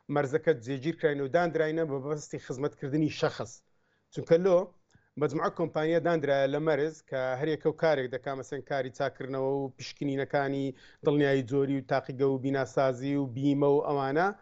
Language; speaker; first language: Central Kurdish; native; Central Kurdish